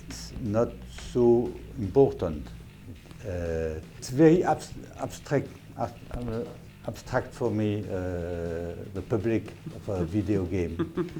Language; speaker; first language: English; non-native, learner; French